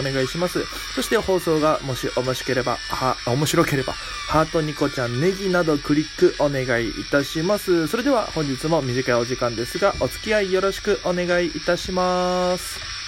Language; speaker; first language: Japanese; native; Japanese